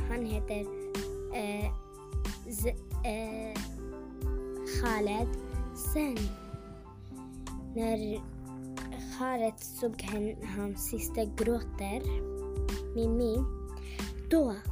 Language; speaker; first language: Swedish; non-native, learner; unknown